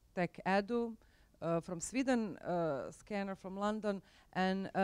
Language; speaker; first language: English; non-native, fluent; Croatian